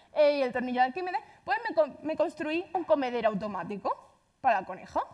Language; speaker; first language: Spanish; native; Spanish